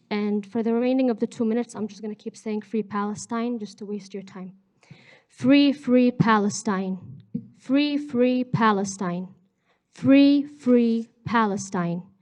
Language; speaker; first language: English; early bilingual, other home language; Arabic